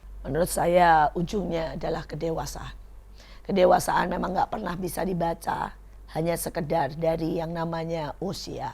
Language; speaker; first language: Indonesian; native; Indonesian